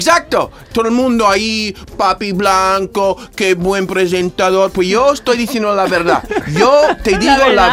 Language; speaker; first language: Spanish; non-native, learner; English